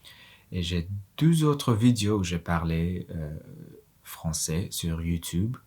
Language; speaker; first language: French; non-native, fluent; Mongolian